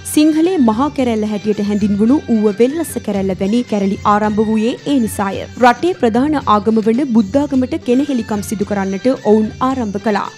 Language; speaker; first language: Sinhala; native; Sinhala